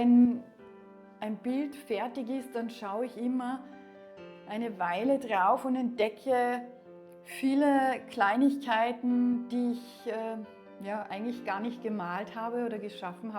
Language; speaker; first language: German; native; German